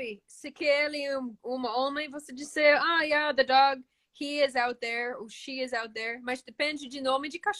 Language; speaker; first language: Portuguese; non-native, learner; English